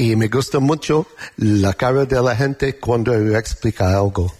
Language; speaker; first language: Spanish; non-native, learner; English